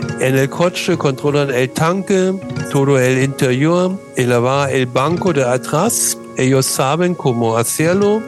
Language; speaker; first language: Spanish; non-native, learner; German